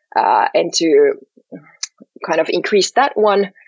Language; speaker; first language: English; non-native, fluent; Finnish